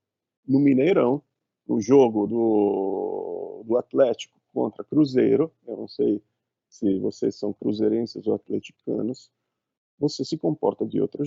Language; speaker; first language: Portuguese; non-native, fluent; Italian